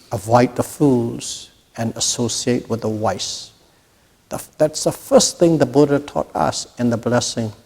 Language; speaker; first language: English; non-native, fluent; Burmese